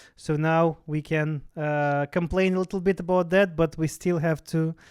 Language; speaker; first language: English; non-native, fluent; Russian